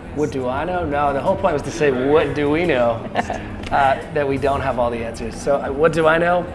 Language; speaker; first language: English; native; English